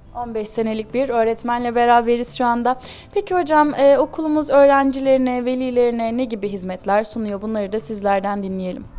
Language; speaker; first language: Turkish; native; Turkish